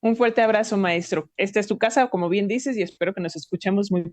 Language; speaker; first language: Spanish; native; Spanish